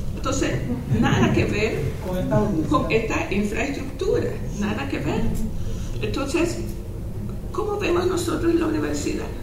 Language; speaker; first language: Spanish; non-native, local second language; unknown